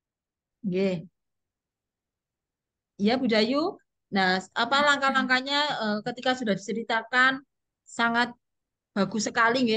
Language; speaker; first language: Indonesian; native; Indonesian